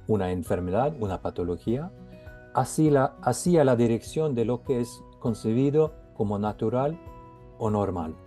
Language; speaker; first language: Spanish; non-native, fluent; Norwegian